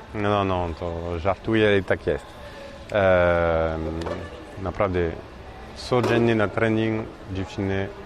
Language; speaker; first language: Polish; non-native, fluent; French